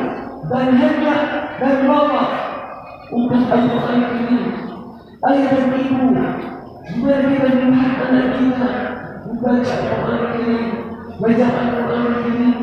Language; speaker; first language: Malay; non-native, learner; Arabic